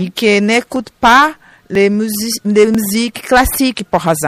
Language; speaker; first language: French; non-native, learner; Portuguese